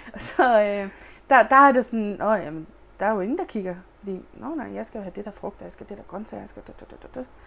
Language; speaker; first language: Danish; native; Danish